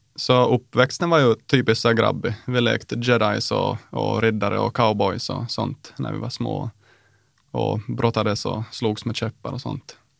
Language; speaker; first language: Swedish; native; Swedish